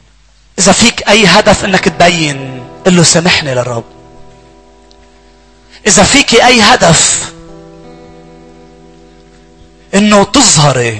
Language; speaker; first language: Arabic; native; Arabic